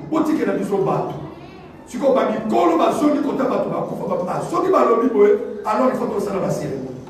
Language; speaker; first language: Lingala; non-native, local second language; Kituba (Democratic Republic of Congo)